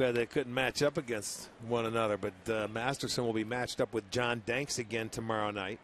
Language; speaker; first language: English; native; English